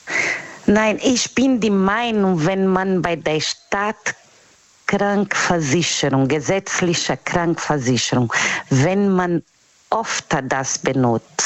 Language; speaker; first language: German; non-native, learner; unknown